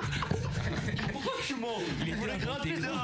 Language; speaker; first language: French; native; French